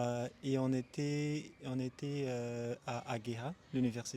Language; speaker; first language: French; non-native, local second language; Malagasy